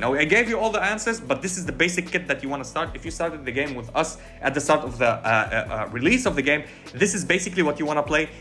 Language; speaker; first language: English; non-native, fluent; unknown